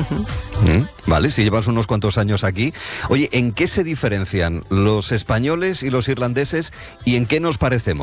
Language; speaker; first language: Spanish; native; Spanish